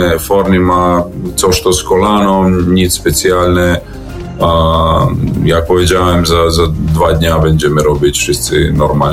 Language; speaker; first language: Polish; non-native, learner; Serbian